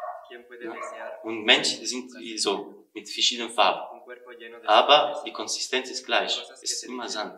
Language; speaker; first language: German; non-native, learner; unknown